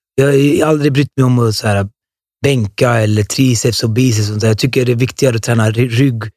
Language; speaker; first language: Swedish; early bilingual, other home language; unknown